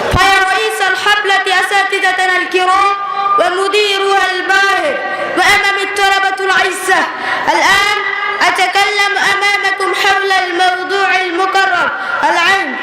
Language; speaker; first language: Arabic; non-native, learner; Bangla